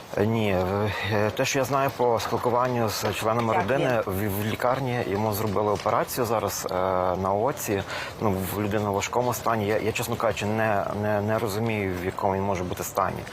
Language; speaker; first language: Ukrainian; native; Ukrainian